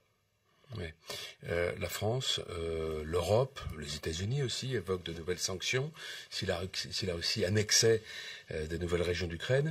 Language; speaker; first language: French; native; French